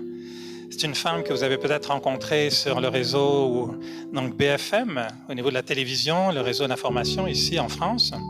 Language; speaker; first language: French; native; French